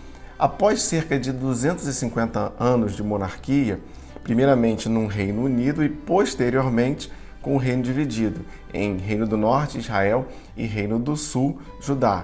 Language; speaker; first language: Portuguese; native; Portuguese